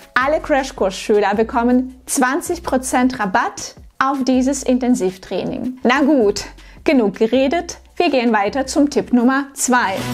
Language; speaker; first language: German; non-native, fluent; Russian